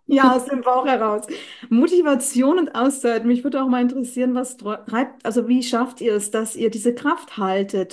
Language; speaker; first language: German; native; German